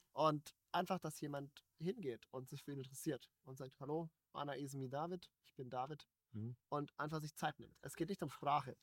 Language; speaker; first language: German; native; German